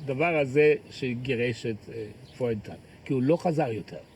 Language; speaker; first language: Hebrew; native; Hebrew